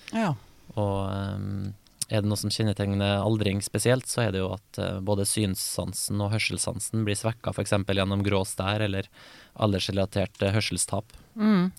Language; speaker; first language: Norwegian; native; Norwegian